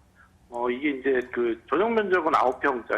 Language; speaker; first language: Korean; native; Korean